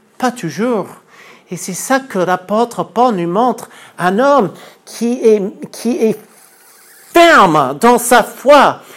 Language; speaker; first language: French; non-native, fluent; English